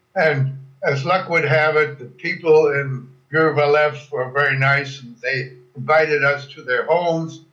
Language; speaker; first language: English; non-native, fluent; German